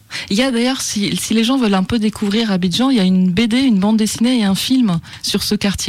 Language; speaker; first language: French; native; French